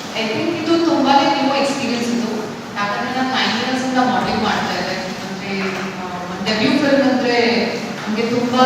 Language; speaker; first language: Kannada; non-native, fluent; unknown